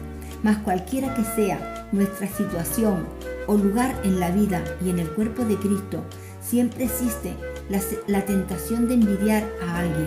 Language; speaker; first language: Spanish; native; Spanish